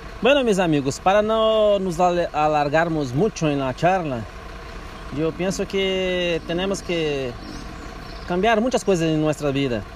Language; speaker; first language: Portuguese; non-native, learner; Spanish